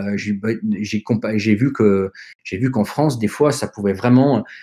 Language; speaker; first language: French; early bilingual, other home language; Dutch